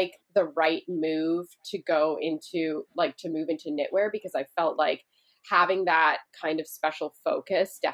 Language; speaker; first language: English; native; English